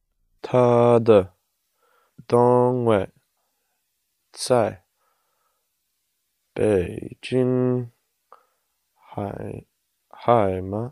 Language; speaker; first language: Chinese; non-native, learner; English